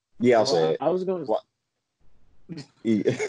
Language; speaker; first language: English; native; English